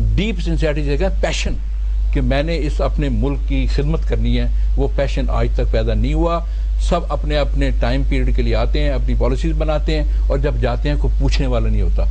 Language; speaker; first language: Urdu; non-native, local second language; Punjabi